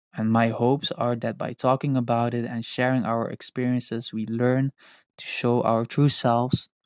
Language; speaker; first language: English; non-native, fluent; Dutch